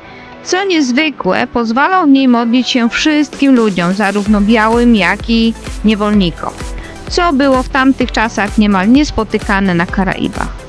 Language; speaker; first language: Polish; native; Polish